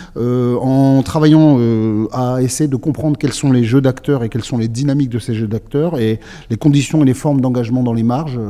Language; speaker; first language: French; native; French